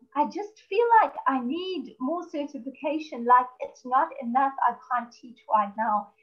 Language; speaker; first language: English; native; English